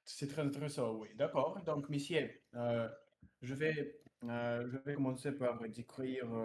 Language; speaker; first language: French; non-native, learner; Russian